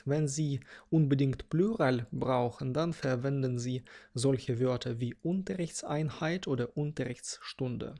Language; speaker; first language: German; non-native, fluent; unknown